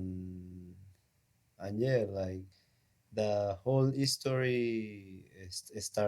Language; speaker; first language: English; non-native, learner; Spanish